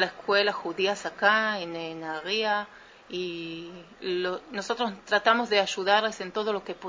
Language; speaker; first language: Spanish; early bilingual, heritage; Spanish